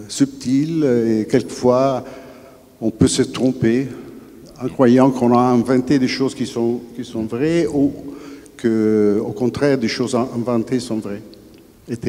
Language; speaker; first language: French; non-native, fluent; Italian